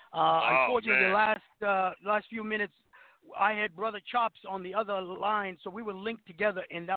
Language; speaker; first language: English; non-native, local second language; Shona